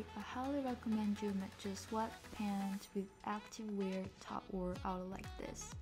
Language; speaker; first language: English; non-native, fluent; Korean